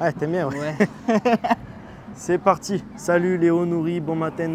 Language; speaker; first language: French; native; French